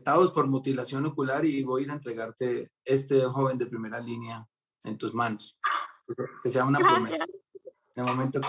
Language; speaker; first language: Spanish; native; Spanish